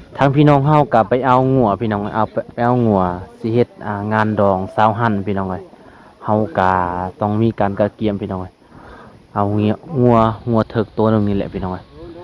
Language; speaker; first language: Lao; non-native, local second language; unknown